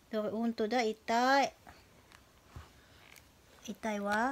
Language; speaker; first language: Japanese; non-native, learner; Filipino